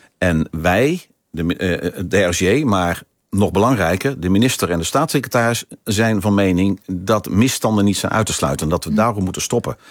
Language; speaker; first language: Dutch; native; Dutch